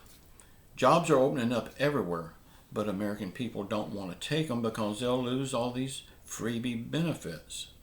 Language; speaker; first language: English; native; English